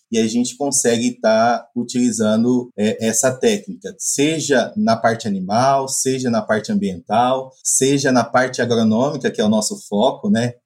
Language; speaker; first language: Portuguese; native; Portuguese